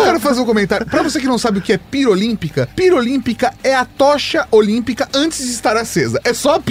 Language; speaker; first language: Portuguese; native; Portuguese